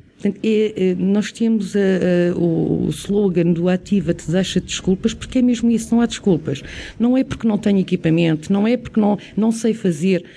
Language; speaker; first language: Portuguese; native; Portuguese